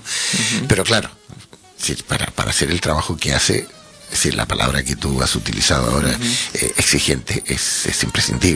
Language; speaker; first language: Spanish; native; Spanish